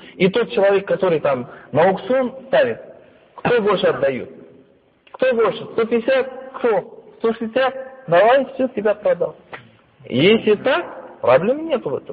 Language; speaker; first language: Russian; non-native, fluent; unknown